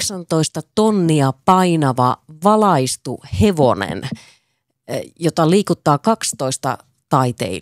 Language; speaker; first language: Finnish; native; Finnish